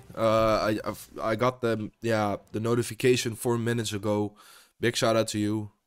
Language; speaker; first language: English; non-native, fluent; Dutch